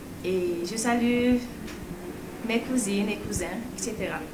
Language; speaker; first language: French; non-native, local second language; Haitian Creole